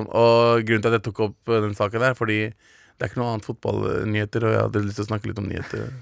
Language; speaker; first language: Norwegian; early bilingual, other home language; Urdu